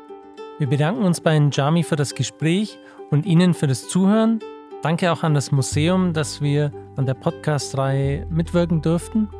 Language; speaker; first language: German; native; German